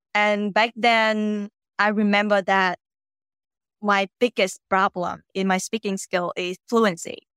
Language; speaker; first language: English; non-native, fluent; Vietnamese